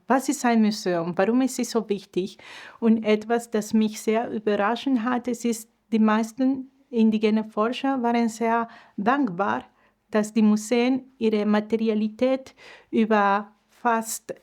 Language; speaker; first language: German; non-native, fluent; Spanish